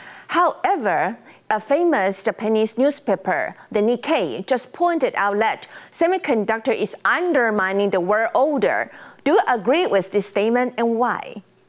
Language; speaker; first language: English; non-native, fluent; Chinese